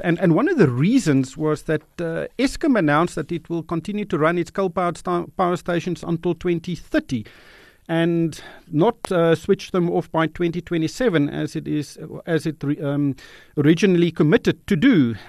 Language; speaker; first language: English; non-native, local second language; Afrikaans